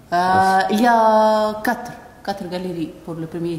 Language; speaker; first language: French; non-native, local second language; Arabic